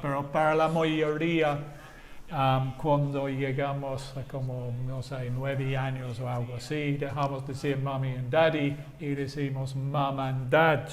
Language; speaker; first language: Spanish; non-native, fluent; English